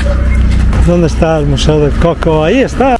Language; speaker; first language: Spanish; non-native, fluent; Italian